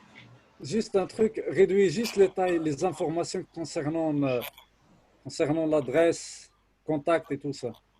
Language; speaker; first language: French; non-native, local second language; Arabic